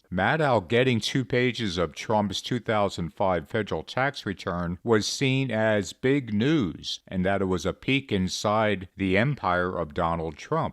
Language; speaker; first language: English; native; English